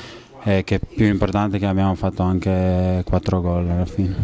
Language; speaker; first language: Italian; non-native, fluent; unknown